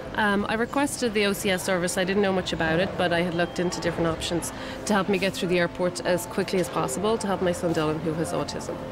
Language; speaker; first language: English; native; English